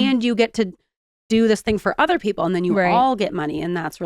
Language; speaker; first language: English; native; English